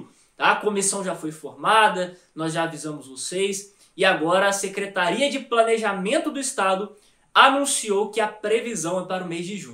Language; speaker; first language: Portuguese; native; Portuguese